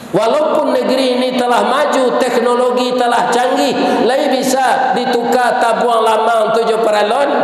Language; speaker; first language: Malay; non-native, local second language; Minangkabau